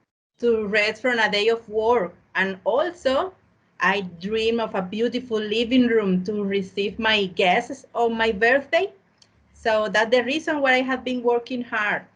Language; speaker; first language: English; non-native, learner; Spanish